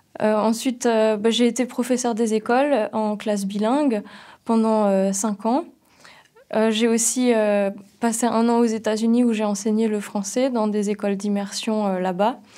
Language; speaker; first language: French; non-native, local second language; Swiss German